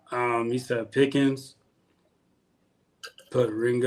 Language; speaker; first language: English; native; English